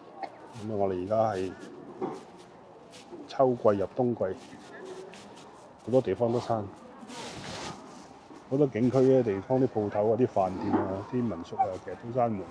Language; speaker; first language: Cantonese; native; Cantonese